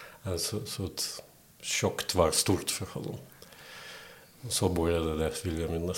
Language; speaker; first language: Swedish; non-native, fluent; Belarusian